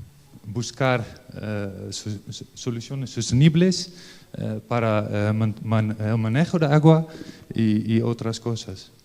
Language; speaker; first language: Spanish; non-native, learner; Dutch